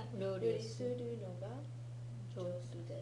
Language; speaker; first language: Japanese; non-native, learner; English